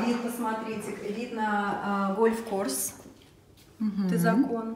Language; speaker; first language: Russian; native; Russian